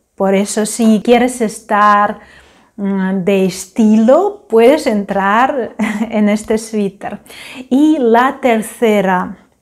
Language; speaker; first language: Spanish; non-native, fluent; Ukrainian